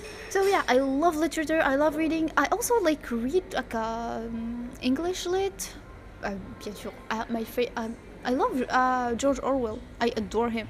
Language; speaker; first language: English; non-native, fluent; Arabic